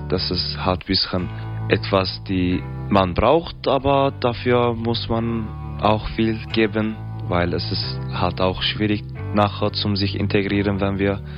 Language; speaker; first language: German; non-native, fluent; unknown